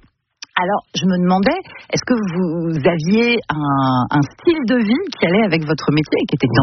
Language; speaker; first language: French; native; French